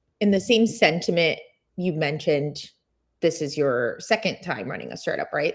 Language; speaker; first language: English; native; English